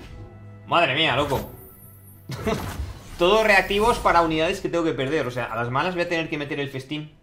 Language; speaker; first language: Spanish; native; Spanish